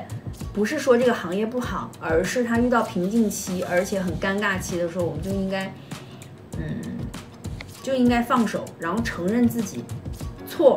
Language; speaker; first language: Chinese; native; Chinese